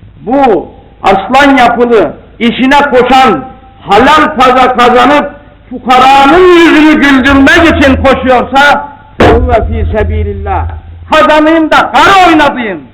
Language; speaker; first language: Turkish; native; Turkish